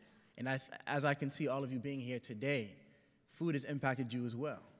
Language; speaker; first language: English; native; English